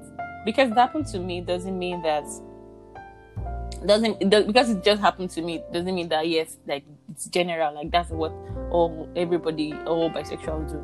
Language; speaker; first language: English; non-native, local second language; Yoruba